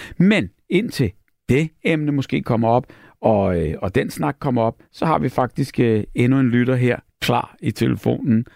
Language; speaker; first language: Danish; native; Danish